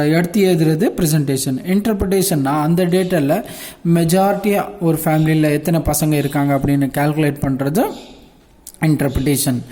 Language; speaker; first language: Tamil; non-native, local second language; Urdu